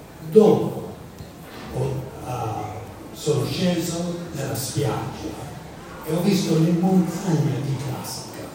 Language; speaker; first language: Italian; non-native, fluent; English